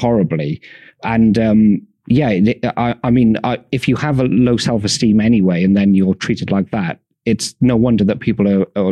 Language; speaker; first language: English; native; English